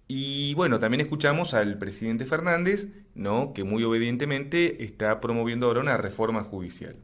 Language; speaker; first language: Spanish; native; Spanish